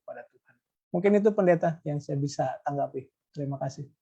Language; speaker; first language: Indonesian; native; Indonesian